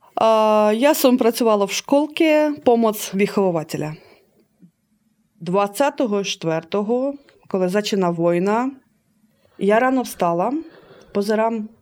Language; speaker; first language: Ukrainian; early bilingual, heritage; Slovak